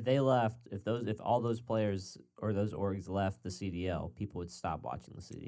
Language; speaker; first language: English; native; English